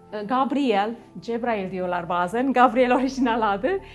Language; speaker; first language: Turkish; non-native, fluent; Romanian